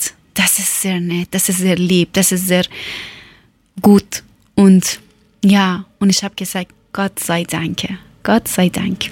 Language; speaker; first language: German; non-native, learner; Persian